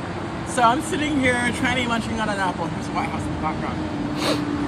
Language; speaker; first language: English; native; English